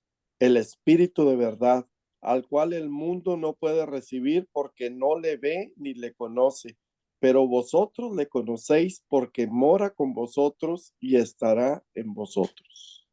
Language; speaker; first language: Spanish; native; Spanish